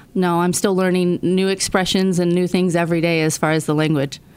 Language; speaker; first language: English; native; English